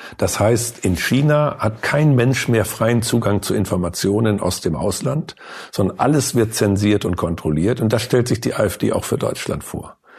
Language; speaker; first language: German; native; German